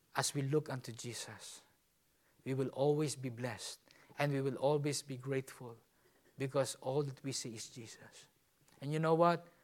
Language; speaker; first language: English; non-native, local second language; Filipino